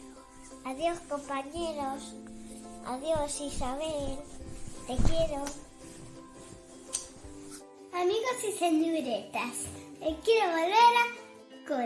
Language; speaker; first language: Spanish; non-native, local second language; Catalan